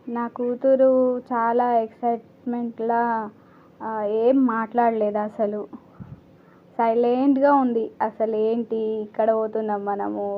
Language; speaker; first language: Telugu; non-native, learner; Marathi